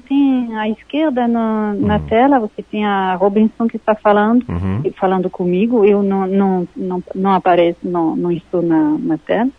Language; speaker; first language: Portuguese; non-native, fluent; French